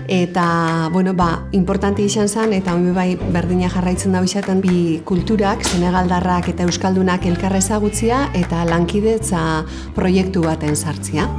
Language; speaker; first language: Basque; native; Basque